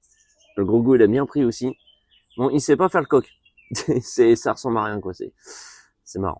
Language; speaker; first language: French; native; French